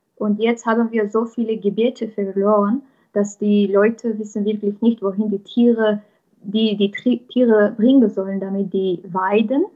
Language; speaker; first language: German; non-native, fluent; Armenian